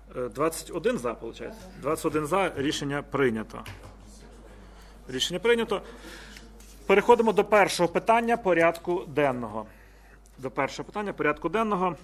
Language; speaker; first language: Ukrainian; native; Ukrainian